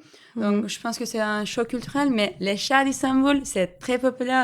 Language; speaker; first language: French; non-native, fluent; Turkish